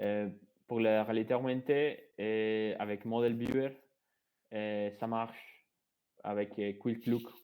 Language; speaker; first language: French; non-native, fluent; Spanish